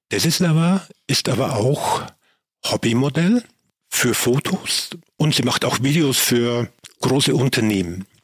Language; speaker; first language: German; native; German